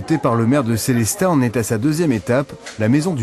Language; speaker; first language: French; native; French